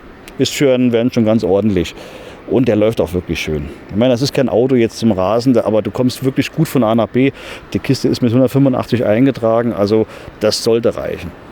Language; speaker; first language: German; native; German